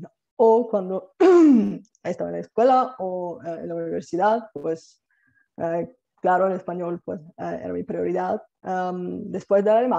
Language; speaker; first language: Spanish; non-native, fluent; Bulgarian